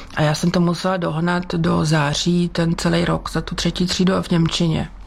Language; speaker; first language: Czech; native; Czech